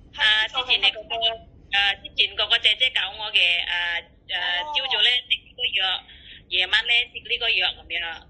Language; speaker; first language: Cantonese; non-native, learner; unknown